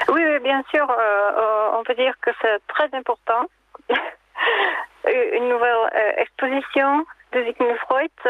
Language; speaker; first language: French; non-native, learner; Czech